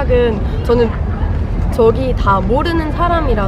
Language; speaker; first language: Korean; non-native, learner; German